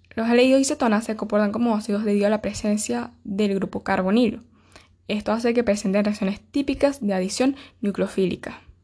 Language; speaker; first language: Spanish; native; Spanish